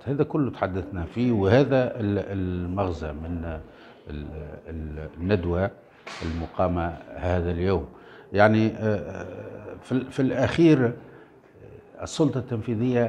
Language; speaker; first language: Arabic; native; Arabic